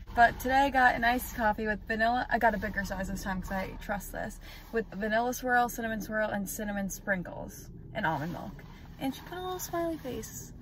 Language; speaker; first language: English; native; English